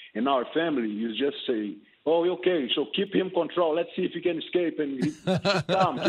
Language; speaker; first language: English; non-native, fluent; Portuguese